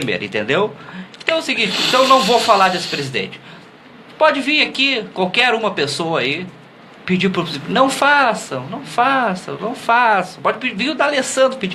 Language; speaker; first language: Portuguese; native; Portuguese